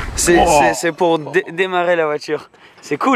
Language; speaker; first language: French; native; French